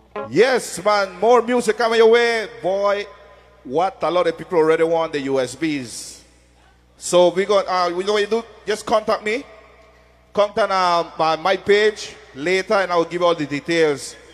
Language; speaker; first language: English; native; English